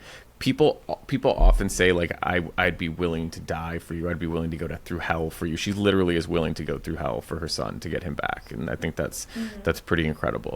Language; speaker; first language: English; native; English